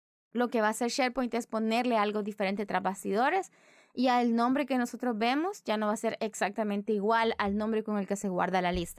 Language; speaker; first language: Spanish; native; Spanish